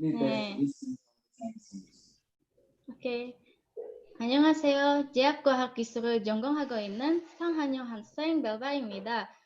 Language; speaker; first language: Korean; non-native, learner; Indonesian